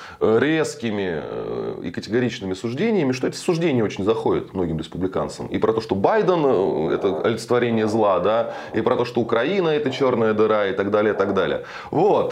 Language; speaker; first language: Russian; native; Russian